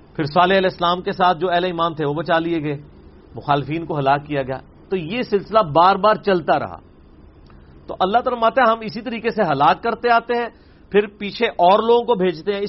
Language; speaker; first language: Urdu; non-native, local second language; Punjabi